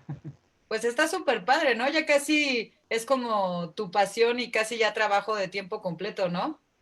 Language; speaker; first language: Spanish; native; Spanish